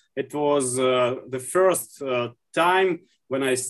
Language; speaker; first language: English; non-native, learner; Russian